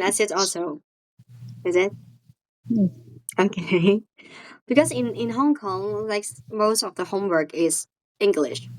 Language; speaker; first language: English; non-native, fluent; Cantonese